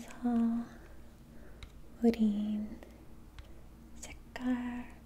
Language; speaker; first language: Korean; non-native, learner; English